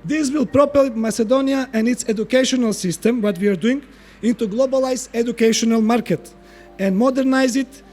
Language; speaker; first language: English; non-native, fluent; Macedonian